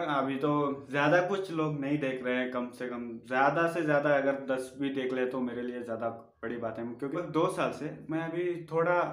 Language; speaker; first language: Hindi; non-native, local second language; Urdu